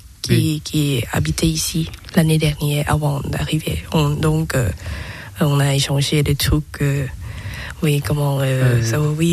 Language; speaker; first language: French; non-native, learner; Thai